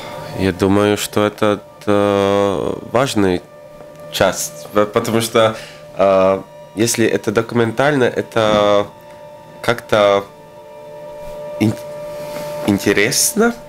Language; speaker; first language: Russian; non-native, local second language; Latvian